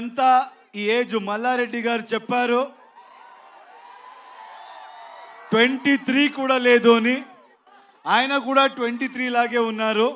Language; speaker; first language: Telugu; non-native, learner; Kannada